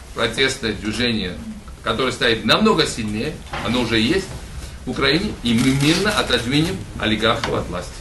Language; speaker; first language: Russian; non-native, local second language; Georgian